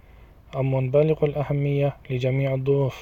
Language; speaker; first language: Arabic; native; Arabic